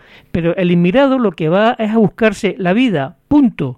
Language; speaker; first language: Spanish; native; Spanish